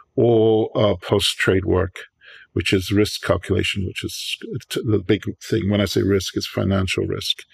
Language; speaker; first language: English; native; English